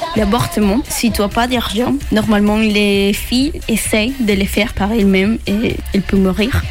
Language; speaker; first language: French; non-native, learner; Spanish